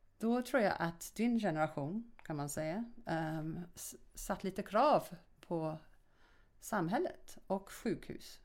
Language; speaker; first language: Swedish; non-native, fluent; English